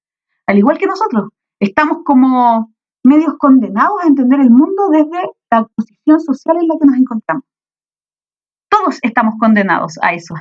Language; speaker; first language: Spanish; native; Spanish